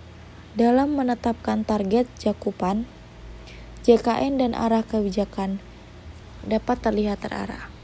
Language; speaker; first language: Indonesian; native; Indonesian